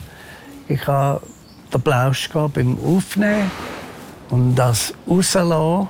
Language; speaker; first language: German; non-native, fluent; Maltese